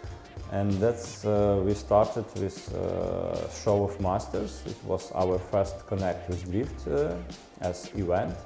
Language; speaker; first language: English; non-native, learner; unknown